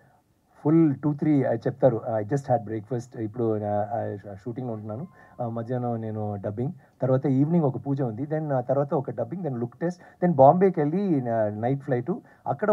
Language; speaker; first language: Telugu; non-native, learner; Tamil